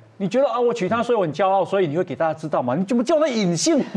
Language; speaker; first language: Chinese; native; Chinese